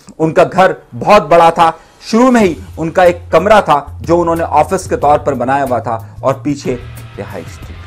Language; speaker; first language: Urdu; native; Urdu